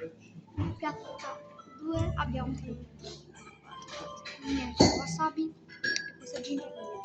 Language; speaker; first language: Italian; early bilingual, other home language; Bangla